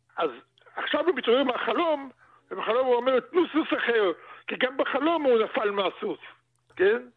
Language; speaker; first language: Hebrew; early bilingual, other home language; Russian